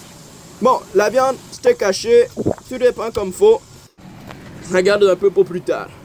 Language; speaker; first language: French; native; French